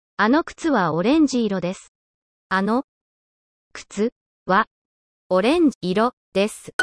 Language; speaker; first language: Japanese; non-native, learner; English